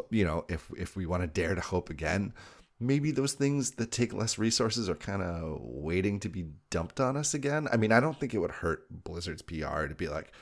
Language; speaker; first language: English; native; English